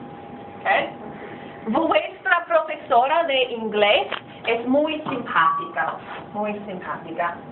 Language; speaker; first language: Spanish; non-native, fluent; English